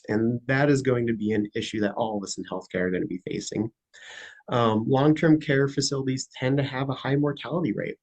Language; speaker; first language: English; native; English